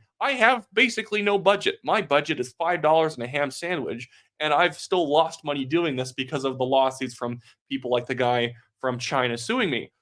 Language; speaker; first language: English; native; English